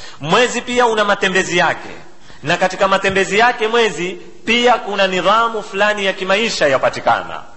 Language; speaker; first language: Swahili; native; Swahili